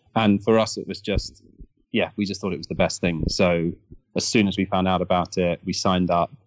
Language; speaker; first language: English; native; English